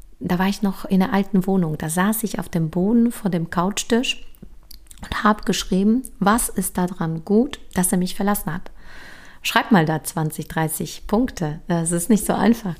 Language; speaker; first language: German; early bilingual, other home language; Polish